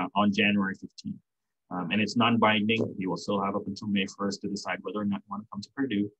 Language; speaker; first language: English; non-native, local second language; Filipino